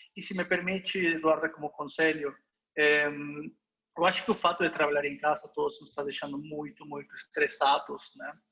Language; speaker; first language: Portuguese; non-native, fluent; Spanish